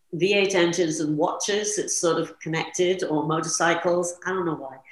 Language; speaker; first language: English; native; English